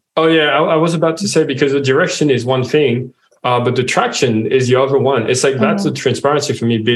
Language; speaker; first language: English; non-native, fluent; French